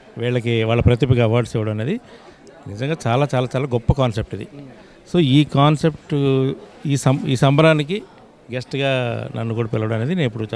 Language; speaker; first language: Telugu; native; Telugu